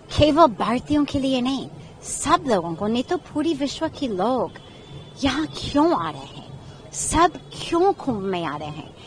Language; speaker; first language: Hindi; non-native, fluent; English